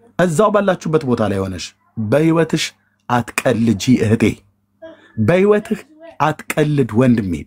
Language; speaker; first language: Amharic; native; Amharic